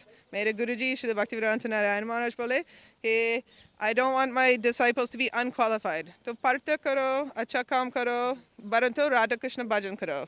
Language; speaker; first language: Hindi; non-native, learner; English